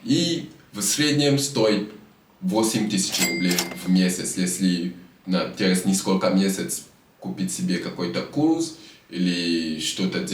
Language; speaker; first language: Russian; non-native, fluent; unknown